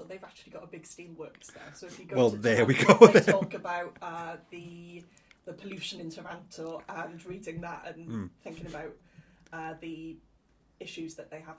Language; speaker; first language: English; native; English